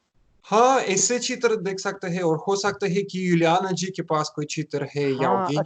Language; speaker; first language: Hindi; non-native, learner; Russian